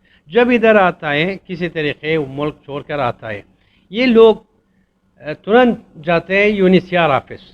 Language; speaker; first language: Hindi; non-native, fluent; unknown